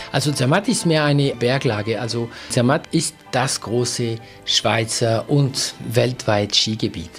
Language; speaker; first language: German; non-native, local second language; French